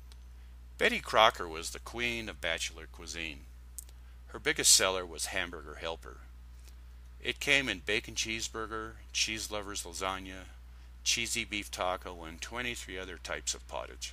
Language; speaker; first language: English; native; English